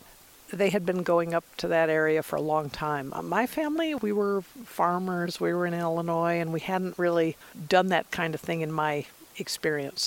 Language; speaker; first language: English; native; English